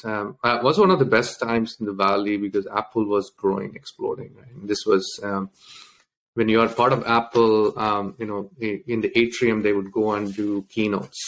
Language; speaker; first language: English; non-native, local second language; Tamil